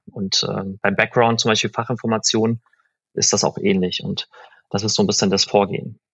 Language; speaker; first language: German; early bilingual, other home language; Persian